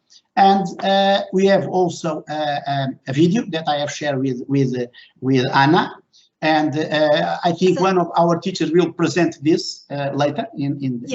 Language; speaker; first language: English; non-native, fluent; Portuguese